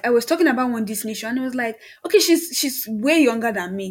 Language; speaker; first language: English; non-native, local second language; Yoruba